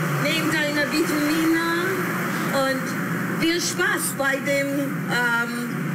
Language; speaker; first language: German; non-native, learner; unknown